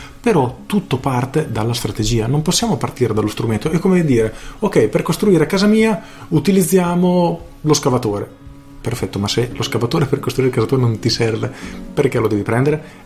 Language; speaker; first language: Italian; native; Italian